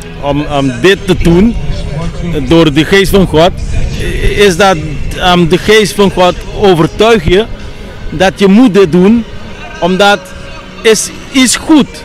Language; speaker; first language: Dutch; non-native, local second language; Papiamento